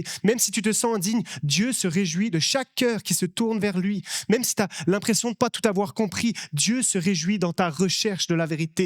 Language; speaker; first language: French; native; French